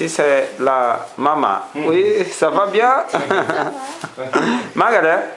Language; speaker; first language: French; non-native, learner; Portuguese